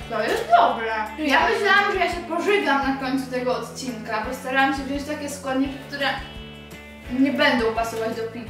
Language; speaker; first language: Polish; native; Polish